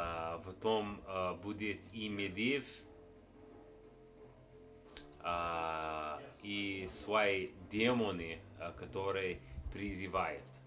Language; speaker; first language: Russian; non-native, learner; English